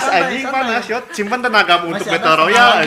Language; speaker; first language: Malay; non-native, local second language; Sundanese